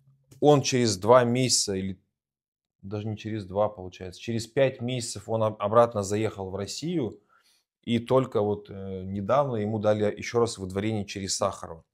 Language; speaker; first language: Russian; native; Russian